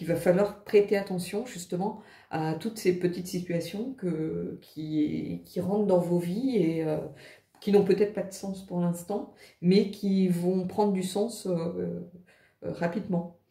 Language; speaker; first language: French; native; French